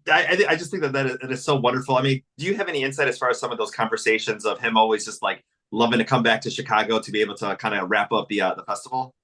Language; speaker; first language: English; native; English